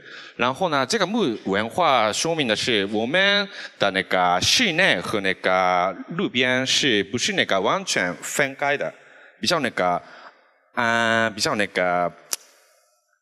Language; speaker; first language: Chinese; non-native, fluent; Japanese